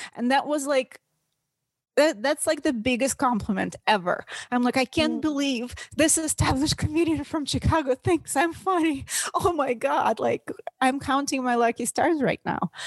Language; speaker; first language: English; non-native, fluent; Russian